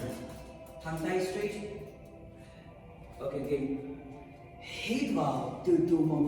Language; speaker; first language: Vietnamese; non-native, learner; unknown